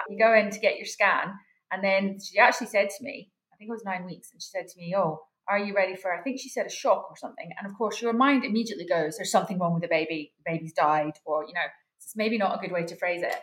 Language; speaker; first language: English; native; English